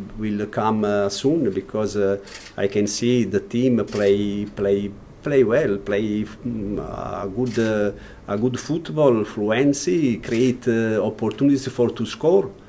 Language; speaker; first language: English; non-native, learner; Italian